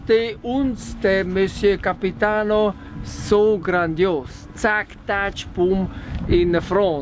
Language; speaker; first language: German; non-native, fluent; Italian